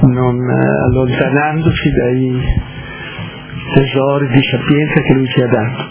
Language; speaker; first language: Italian; native; Italian